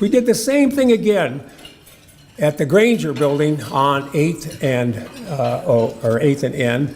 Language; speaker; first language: English; native; English